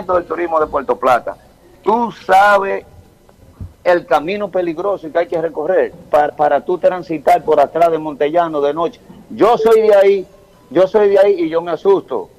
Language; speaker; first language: Spanish; native; Spanish